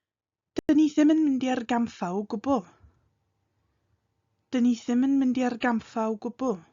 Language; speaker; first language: Welsh; non-native, fluent; English